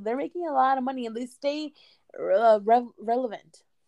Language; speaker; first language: English; early bilingual, other home language; Spanish